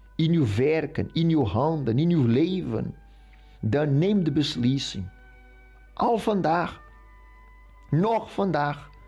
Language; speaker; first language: Dutch; non-native, fluent; Portuguese